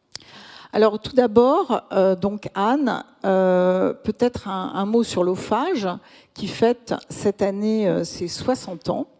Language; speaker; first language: French; native; French